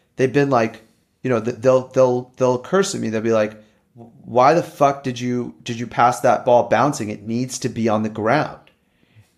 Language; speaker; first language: English; native; English